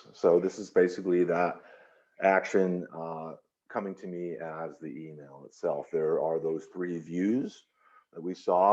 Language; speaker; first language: English; native; English